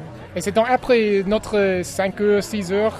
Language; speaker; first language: French; non-native, fluent; English